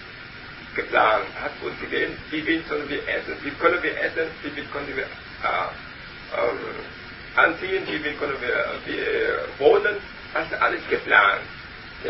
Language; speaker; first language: German; non-native, learner; Vietnamese